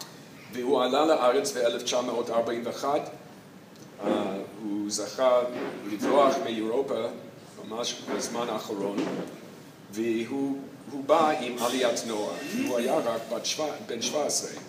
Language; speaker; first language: Hebrew; non-native, fluent; English